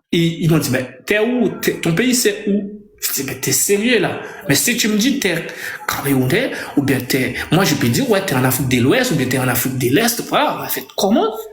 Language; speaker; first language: French; non-native, local second language; Haitian Creole